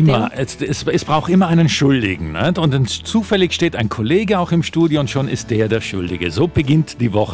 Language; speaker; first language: German; native; German